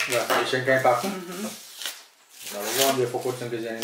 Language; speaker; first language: German; native; German